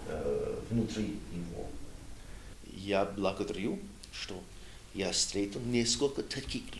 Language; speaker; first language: Russian; non-native, learner; English